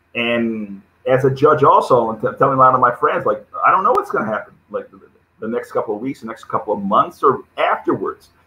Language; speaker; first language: English; non-native, fluent; Portuguese